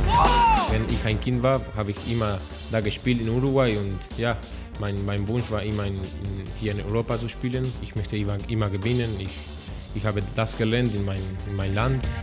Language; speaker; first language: German; non-native, learner; Spanish